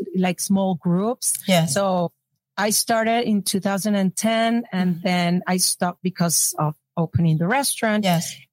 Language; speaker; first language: English; non-native, fluent; Spanish